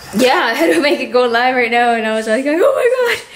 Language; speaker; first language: English; early bilingual, other home language; Spanish